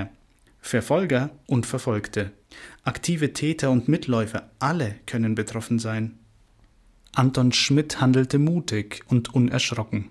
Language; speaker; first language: German; native; German